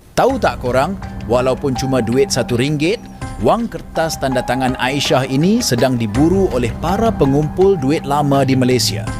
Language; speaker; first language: Malay; native; Malay